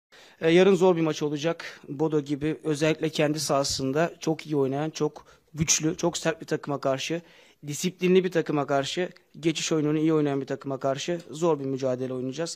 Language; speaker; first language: Turkish; non-native, fluent; Croatian